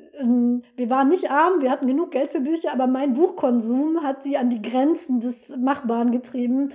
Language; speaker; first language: German; native; German